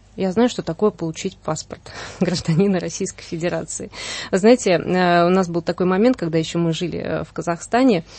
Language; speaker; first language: Russian; native; Russian